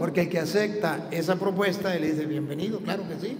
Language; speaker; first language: Spanish; native; Spanish